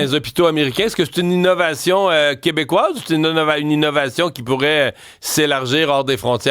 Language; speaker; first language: French; native; French